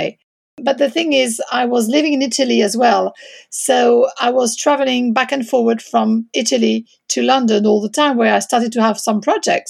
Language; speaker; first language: English; non-native, fluent; French